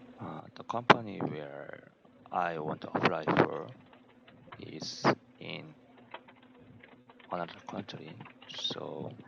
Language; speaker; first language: English; non-native, learner; Korean